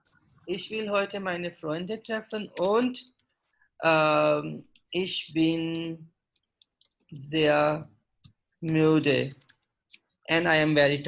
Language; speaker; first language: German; non-native, fluent; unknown